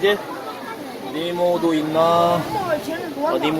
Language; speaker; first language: Korean; native; Korean